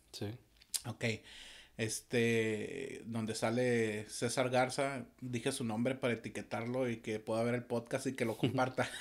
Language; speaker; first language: Spanish; native; Spanish